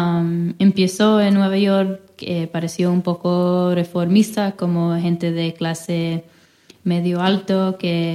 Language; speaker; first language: Spanish; non-native, fluent; English